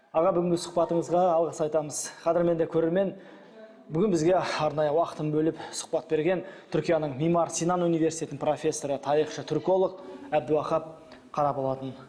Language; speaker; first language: Kazakh; native; Kazakh